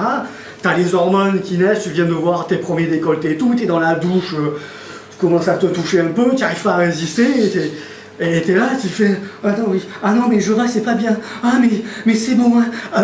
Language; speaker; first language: French; native; French